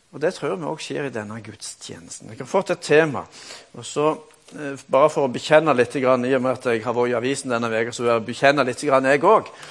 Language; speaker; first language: Norwegian; native; Norwegian